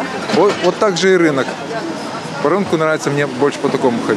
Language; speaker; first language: Russian; native; Russian